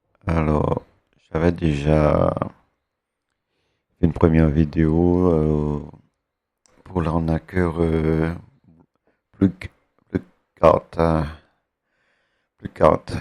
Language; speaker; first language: French; native; French